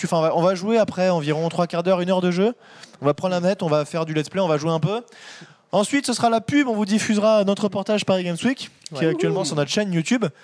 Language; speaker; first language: French; native; French